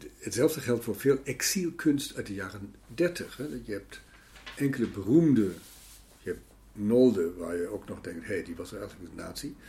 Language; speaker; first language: Dutch; non-native, fluent; German